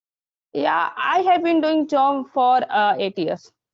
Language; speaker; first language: English; non-native, learner; Hindi